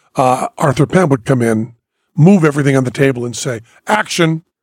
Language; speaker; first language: English; native; English